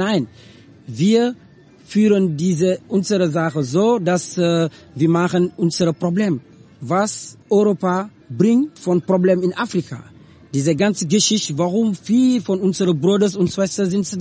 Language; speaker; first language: German; non-native, learner; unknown